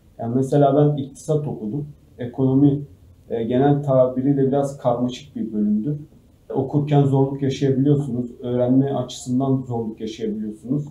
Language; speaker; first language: Turkish; native; Turkish